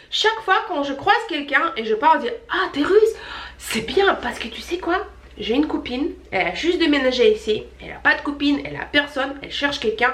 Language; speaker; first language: French; non-native, fluent; Russian